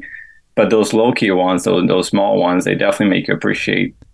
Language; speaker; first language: English; non-native, fluent; Portuguese